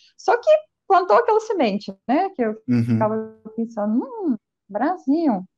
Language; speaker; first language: Portuguese; non-native, fluent; Russian